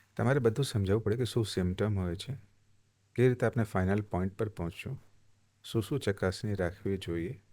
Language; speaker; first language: Gujarati; non-native, local second language; Hindi